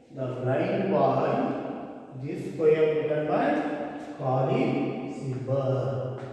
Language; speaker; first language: English; non-native, local second language; Kannada